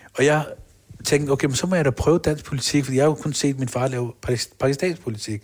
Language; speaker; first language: Danish; early bilingual, other home language; Urdu